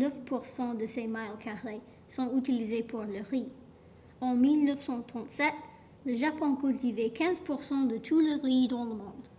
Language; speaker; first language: French; non-native, learner; English